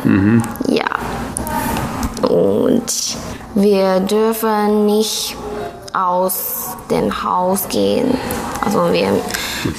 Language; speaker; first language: German; non-native, learner; Chinese